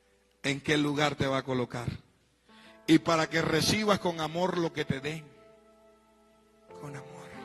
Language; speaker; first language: Spanish; native; Spanish